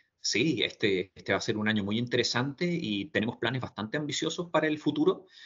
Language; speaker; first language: Spanish; native; Spanish